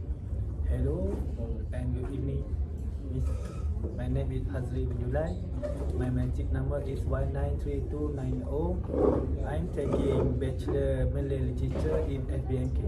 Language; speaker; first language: English; non-native, local second language; Malay